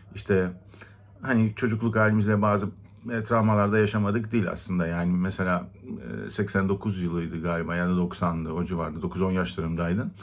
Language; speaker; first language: Turkish; non-native, local second language; Greek